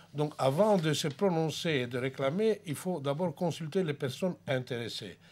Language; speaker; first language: French; non-native, fluent; Greek